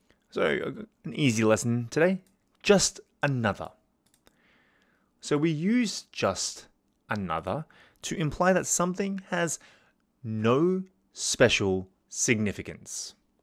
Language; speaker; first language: English; native; English